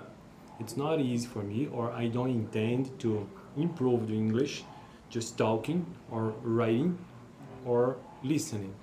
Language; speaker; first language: English; non-native, learner; Portuguese